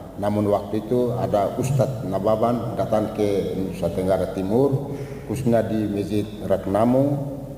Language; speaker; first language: Indonesian; non-native, local second language; Tetum